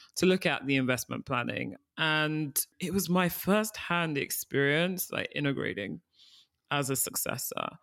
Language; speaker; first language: English; early bilingual, other home language; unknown